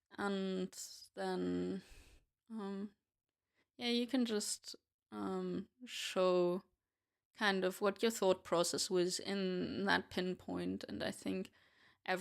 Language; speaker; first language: English; non-native, fluent; German